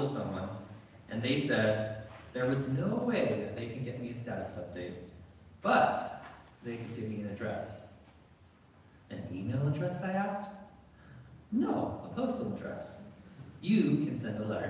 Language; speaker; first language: English; native; English